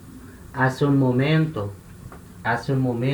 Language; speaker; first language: Spanish; non-native, fluent; Portuguese